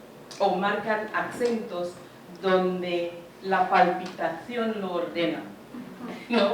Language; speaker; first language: Spanish; non-native, fluent; English